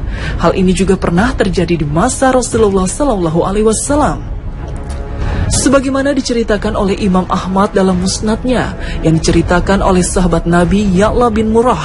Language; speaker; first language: Indonesian; native; Indonesian